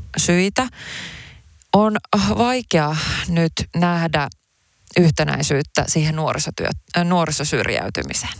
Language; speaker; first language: Finnish; early bilingual, other home language; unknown